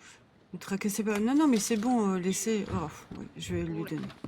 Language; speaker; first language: French; native; French